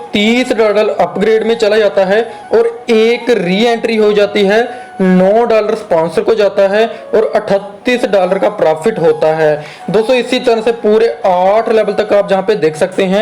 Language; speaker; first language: Hindi; native; Hindi